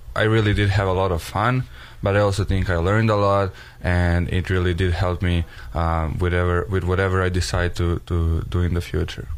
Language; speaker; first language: English; non-native, fluent; Serbian